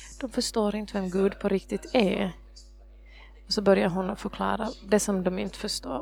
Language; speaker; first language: Swedish; non-native, fluent; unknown